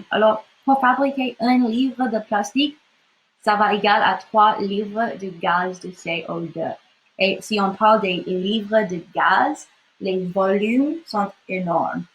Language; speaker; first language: French; non-native, local second language; English